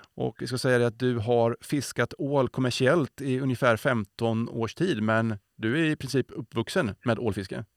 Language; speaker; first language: Swedish; native; Swedish